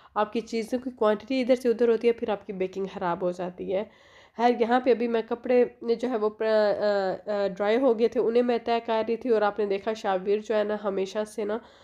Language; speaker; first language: Urdu; native; Urdu